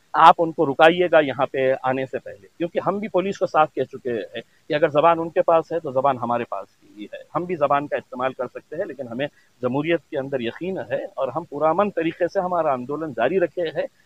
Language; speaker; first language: Hindi; non-native, local second language; Urdu